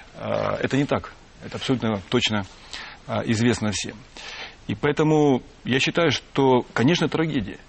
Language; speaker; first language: Russian; native; Russian